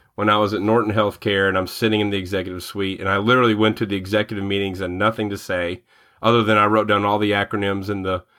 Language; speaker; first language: English; native; English